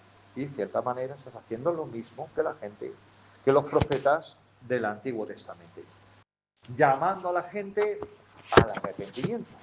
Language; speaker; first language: Spanish; native; Spanish